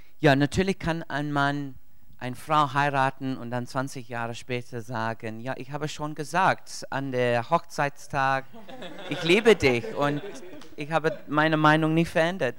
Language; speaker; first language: German; non-native, learner; English